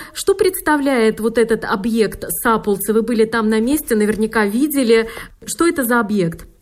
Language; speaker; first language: Russian; native; Russian